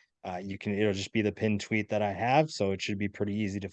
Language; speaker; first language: English; native; English